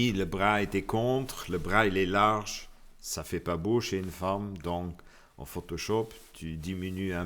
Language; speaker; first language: French; non-native, local second language; Luxembourgish